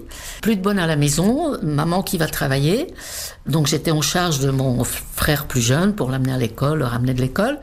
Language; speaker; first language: French; non-native, fluent; Czech